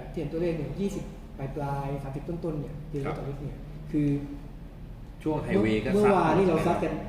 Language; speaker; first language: Thai; native; Thai